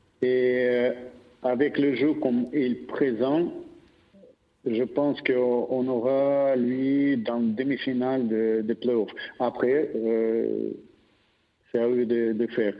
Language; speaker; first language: French; non-native, fluent; Russian